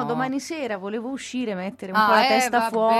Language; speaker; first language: Italian; native; Italian